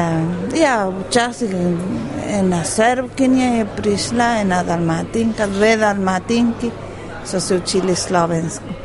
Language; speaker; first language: Slovenian; early bilingual, heritage; Spanish